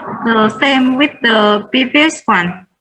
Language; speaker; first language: English; non-native, learner; Vietnamese